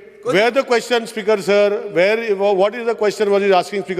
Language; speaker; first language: English; non-native, local second language; Konkani